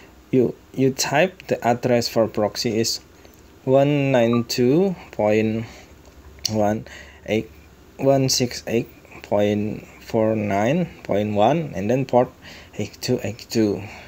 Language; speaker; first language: English; non-native, learner; Indonesian